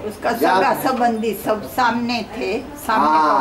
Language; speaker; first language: Hindi; non-native, learner; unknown